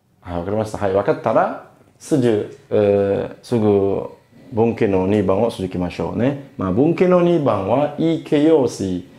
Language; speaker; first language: Japanese; non-native, learner; Indonesian